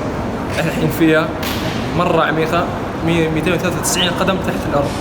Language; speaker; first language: Arabic; native; Arabic